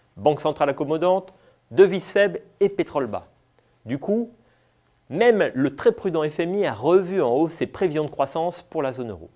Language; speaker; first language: French; native; French